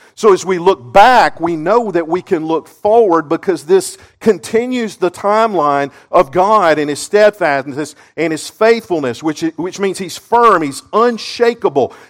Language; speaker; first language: English; native; English